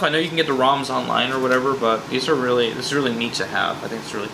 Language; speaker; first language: English; native; English